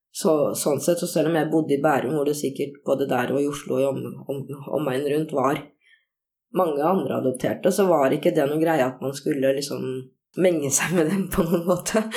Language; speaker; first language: Norwegian; early bilingual, other home language; Korean